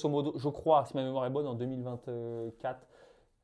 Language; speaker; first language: French; native; French